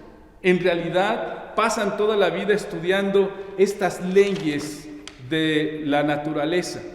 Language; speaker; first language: Spanish; native; Spanish